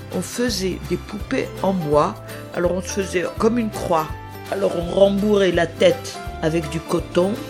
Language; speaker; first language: French; non-native, local second language; Kabyle